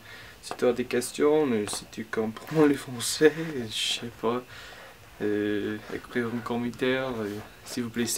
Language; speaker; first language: French; non-native, learner; English